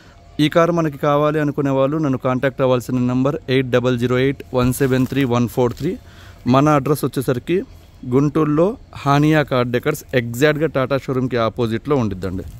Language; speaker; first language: Telugu; native; Telugu